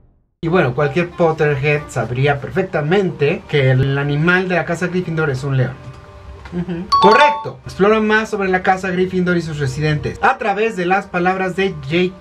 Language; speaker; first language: Spanish; native; Spanish